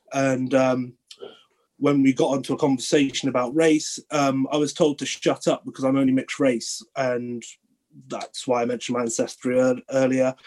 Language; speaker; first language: English; native; English